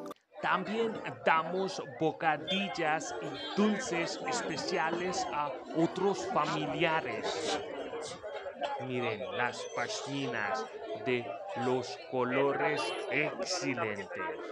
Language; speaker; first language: Spanish; non-native, fluent; Hindi